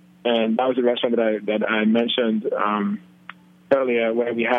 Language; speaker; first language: English; non-native, local second language; Yoruba